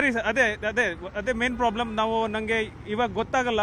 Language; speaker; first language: Kannada; non-native, fluent; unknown